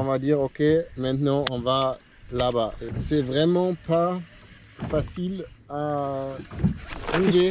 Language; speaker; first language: French; non-native, learner; German